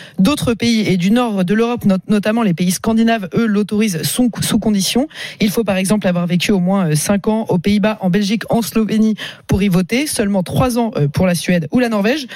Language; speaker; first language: French; native; French